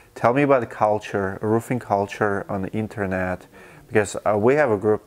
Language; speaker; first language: English; non-native, fluent; Russian